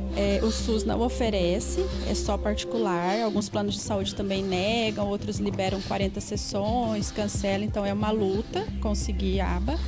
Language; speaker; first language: Portuguese; native; Portuguese